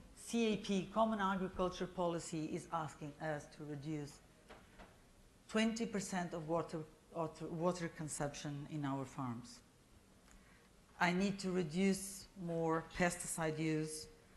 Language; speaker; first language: English; non-native, fluent; Portuguese